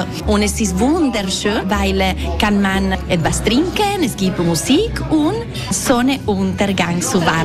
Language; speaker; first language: German; non-native, local second language; Italian